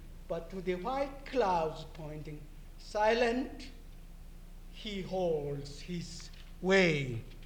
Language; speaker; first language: English; non-native, fluent; Korean